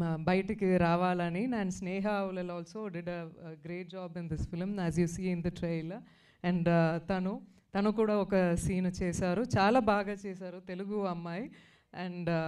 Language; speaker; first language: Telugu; non-native, fluent; Tamil